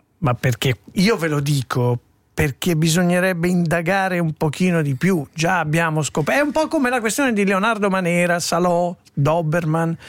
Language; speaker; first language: Italian; native; Italian